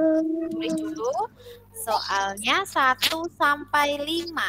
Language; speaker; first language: Indonesian; native; Indonesian